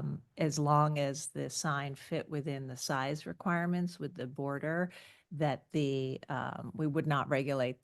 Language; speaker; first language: English; native; English